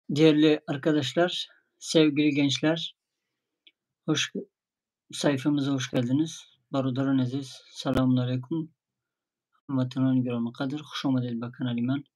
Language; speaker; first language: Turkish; non-native, fluent; Tajik